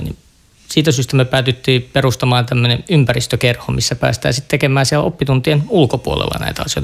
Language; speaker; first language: Finnish; native; Finnish